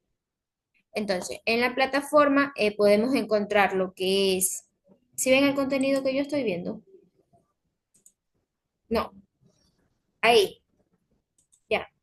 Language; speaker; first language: Spanish; native; Spanish